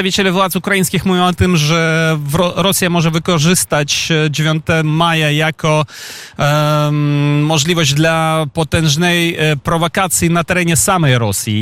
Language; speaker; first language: Polish; non-native, fluent; Ukrainian